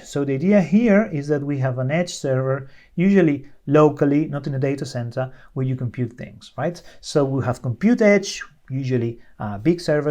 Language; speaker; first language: English; non-native, fluent; Spanish